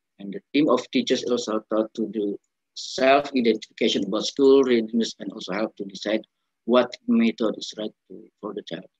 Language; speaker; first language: English; non-native, learner; Indonesian